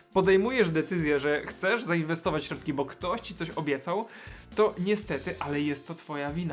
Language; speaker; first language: Polish; native; Polish